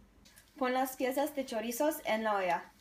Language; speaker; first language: Spanish; non-native, learner; English